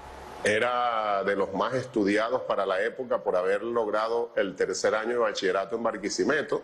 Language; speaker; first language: Spanish; native; Spanish